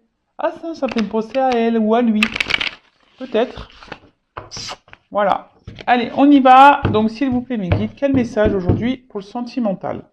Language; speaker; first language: French; native; French